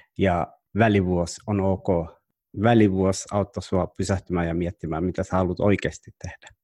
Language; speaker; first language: Finnish; early bilingual, other home language; Somali